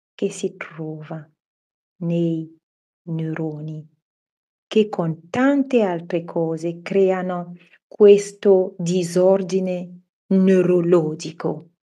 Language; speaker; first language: Italian; non-native, fluent; French